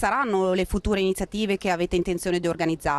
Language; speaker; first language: Italian; native; Italian